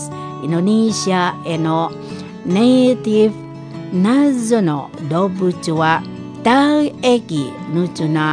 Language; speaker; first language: Japanese; non-native, fluent; Indonesian